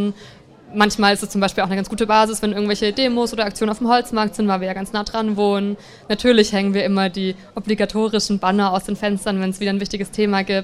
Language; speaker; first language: German; native; German